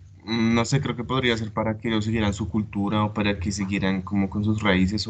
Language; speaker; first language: Spanish; native; Spanish